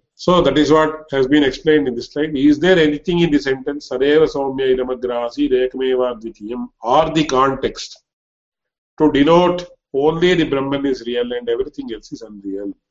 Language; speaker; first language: English; non-native, local second language; Tamil